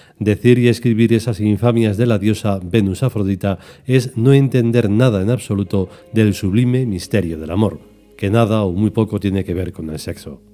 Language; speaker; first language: Spanish; native; Spanish